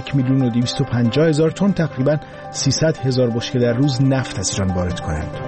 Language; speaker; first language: Persian; native; Persian